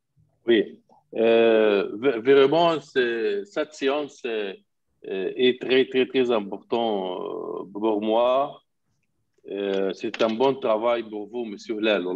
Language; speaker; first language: French; non-native, fluent; Arabic